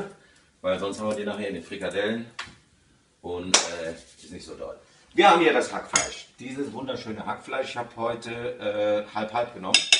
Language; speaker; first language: German; early bilingual, other home language; Italian